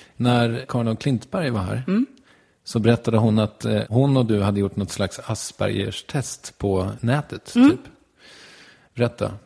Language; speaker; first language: Swedish; native; Swedish